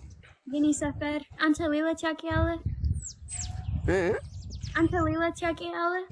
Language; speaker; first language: Amharic; non-native, learner; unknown